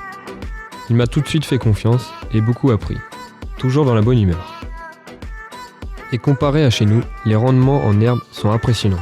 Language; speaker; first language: French; native; French